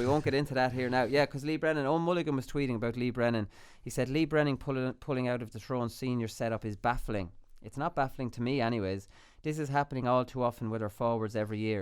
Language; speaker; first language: English; native; English